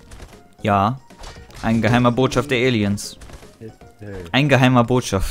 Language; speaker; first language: German; native; German